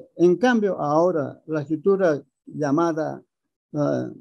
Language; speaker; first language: Spanish; early bilingual, other home language; Aymara